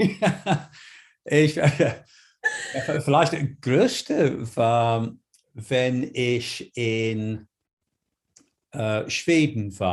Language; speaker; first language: German; non-native, fluent; English